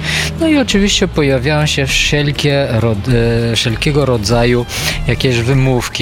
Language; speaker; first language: Polish; non-native, fluent; Bulgarian